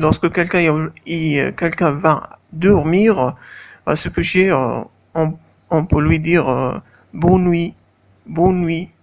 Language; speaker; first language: French; non-native, fluent; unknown